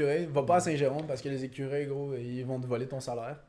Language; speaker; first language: French; native; French